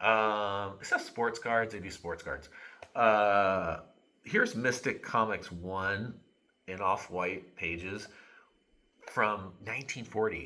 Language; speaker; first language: English; native; English